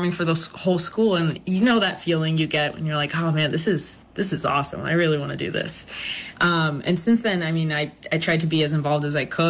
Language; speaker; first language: English; non-native, local second language; Spanish